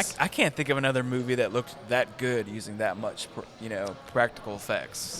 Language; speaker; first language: English; native; English